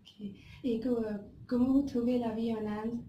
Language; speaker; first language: French; non-native, learner; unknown